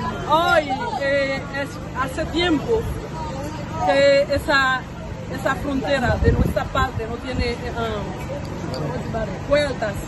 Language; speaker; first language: Spanish; non-native, fluent; Haitian Creole